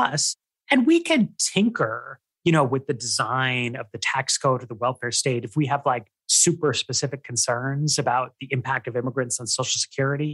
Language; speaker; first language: English; native; English